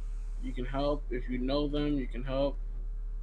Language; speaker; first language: English; native; English